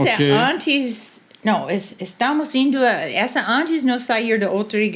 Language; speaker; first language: Portuguese; non-native, fluent; English